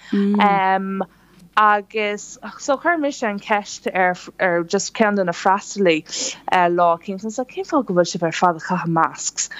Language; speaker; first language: Irish; non-native, local second language; English